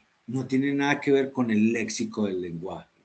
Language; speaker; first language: Spanish; native; Spanish